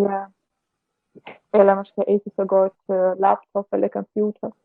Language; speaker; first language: Danish; non-native, learner; Russian